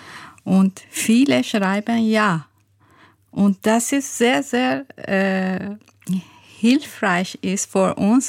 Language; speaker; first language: German; non-native, learner; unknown